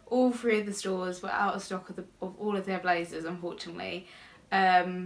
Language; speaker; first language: English; native; English